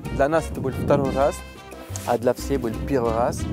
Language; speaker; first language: Russian; non-native, fluent; French